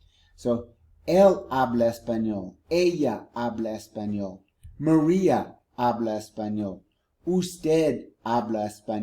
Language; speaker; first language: Spanish; non-native, fluent; English